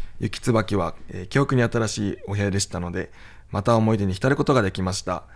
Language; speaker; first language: Japanese; native; Japanese